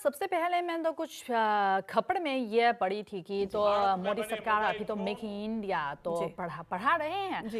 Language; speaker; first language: Hindi; non-native, fluent; Chinese